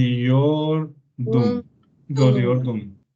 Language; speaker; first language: Turkish; non-native, learner; Spanish